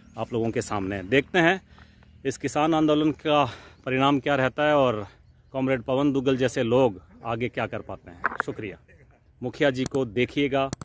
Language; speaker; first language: Hindi; native; Hindi